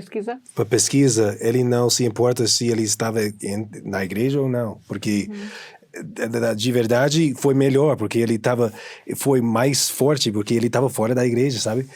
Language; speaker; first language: Portuguese; non-native, fluent; English